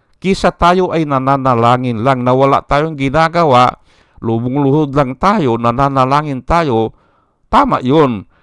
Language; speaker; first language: Filipino; non-native, local second language; Iloko